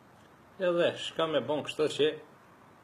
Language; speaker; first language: Albanian; native; Albanian